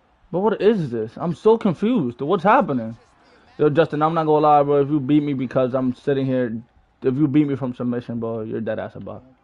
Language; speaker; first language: English; early bilingual, other home language; Spanish